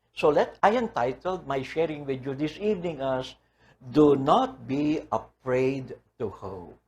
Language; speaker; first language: English; non-native, local second language; Filipino